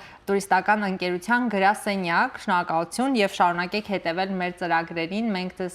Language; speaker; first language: Armenian; native; Armenian